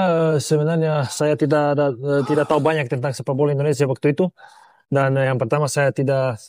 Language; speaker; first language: Indonesian; non-native, fluent; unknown